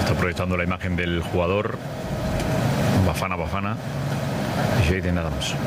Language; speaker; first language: Spanish; native; Spanish